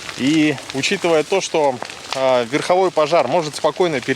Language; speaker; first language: Russian; native; Russian